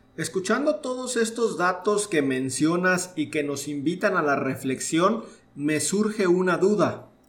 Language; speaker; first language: Spanish; native; Spanish